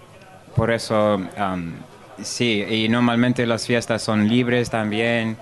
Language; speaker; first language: Spanish; non-native, learner; English